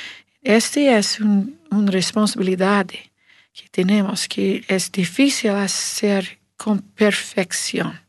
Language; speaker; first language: Spanish; non-native, learner; English